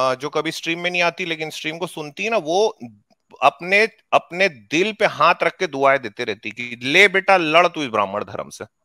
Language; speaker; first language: Hindi; native; Hindi